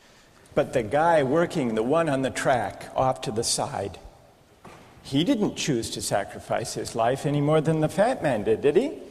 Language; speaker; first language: English; native; English